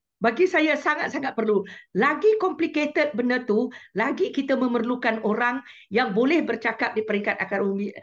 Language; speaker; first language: Malay; native; Malay